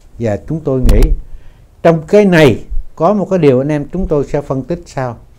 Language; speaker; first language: Vietnamese; native; Vietnamese